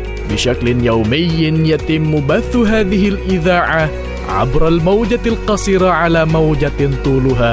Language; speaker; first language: Arabic; non-native, fluent; Indonesian